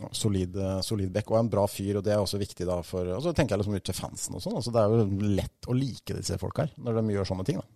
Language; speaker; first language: Norwegian; native; Norwegian